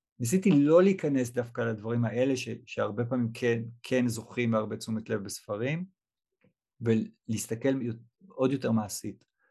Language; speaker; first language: Hebrew; native; Hebrew